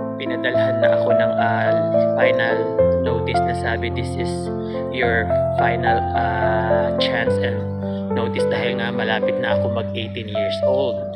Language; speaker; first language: Filipino; native; Filipino